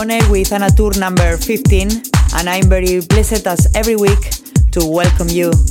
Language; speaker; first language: English; non-native, fluent; Spanish